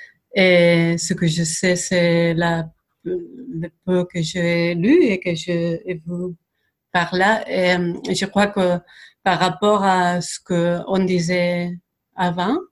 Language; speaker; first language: French; non-native, fluent; Spanish